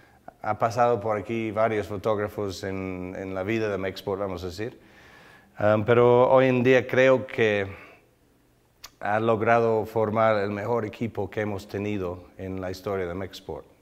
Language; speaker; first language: Spanish; non-native, fluent; English